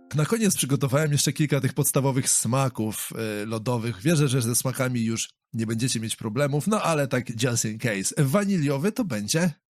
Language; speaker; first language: Polish; native; Polish